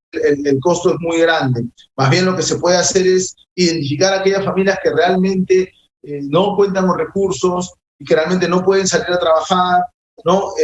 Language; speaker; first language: Spanish; native; Spanish